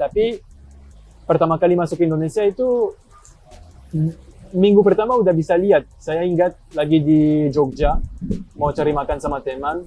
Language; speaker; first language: Indonesian; non-native, fluent; French